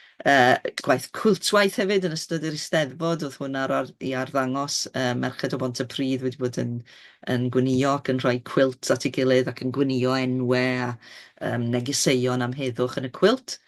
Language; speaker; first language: Welsh; native; Welsh